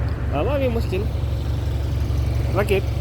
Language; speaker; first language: Arabic; non-native, learner; Filipino